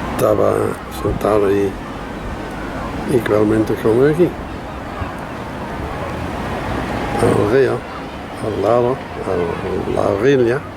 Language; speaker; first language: Spanish; non-native, fluent; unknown